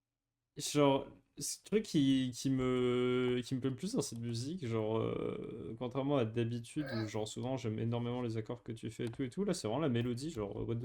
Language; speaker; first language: French; native; French